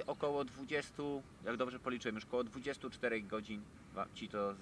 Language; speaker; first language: Polish; native; Polish